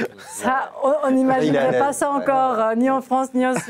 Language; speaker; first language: French; native; French